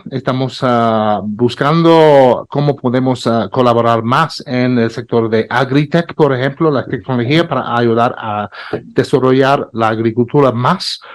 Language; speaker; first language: Spanish; non-native, fluent; English